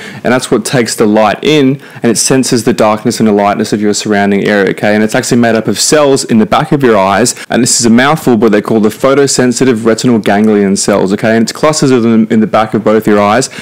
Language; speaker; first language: English; native; English